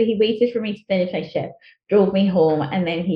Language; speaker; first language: English; non-native, local second language; Nyanja